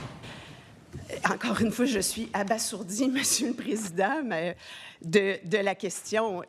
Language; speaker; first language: French; native; French